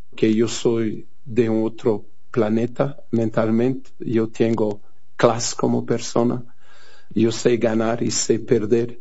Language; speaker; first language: Spanish; non-native, fluent; Portuguese